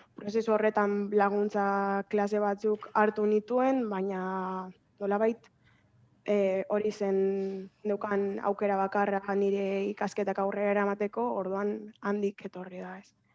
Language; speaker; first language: Basque; early bilingual, other home language; Fang